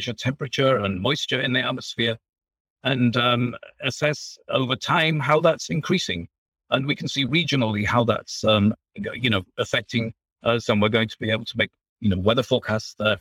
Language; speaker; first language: English; native; English